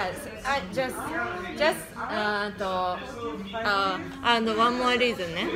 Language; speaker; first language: English; non-native, learner; Japanese